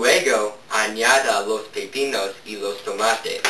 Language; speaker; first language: Spanish; non-native, learner; English